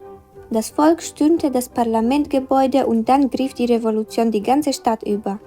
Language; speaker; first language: German; non-native, fluent; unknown